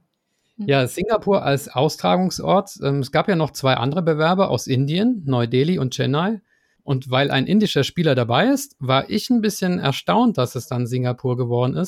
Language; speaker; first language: German; native; German